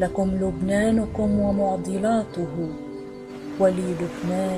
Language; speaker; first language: Arabic; native; Arabic